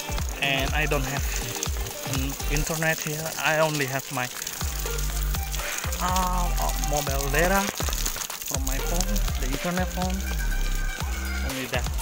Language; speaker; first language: English; non-native, learner; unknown